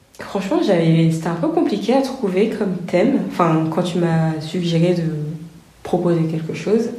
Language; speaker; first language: French; native; French